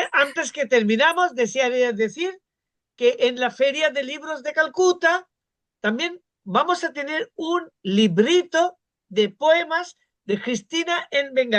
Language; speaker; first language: Spanish; non-native, fluent; Bangla